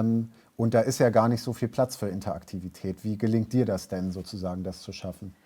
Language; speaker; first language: German; native; German